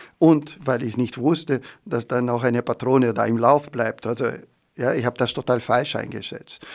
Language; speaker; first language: German; non-native, fluent; Portuguese